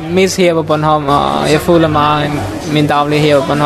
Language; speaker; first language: Danish; non-native, learner; Mon